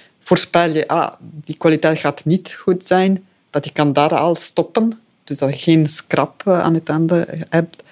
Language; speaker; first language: Dutch; non-native, fluent; Italian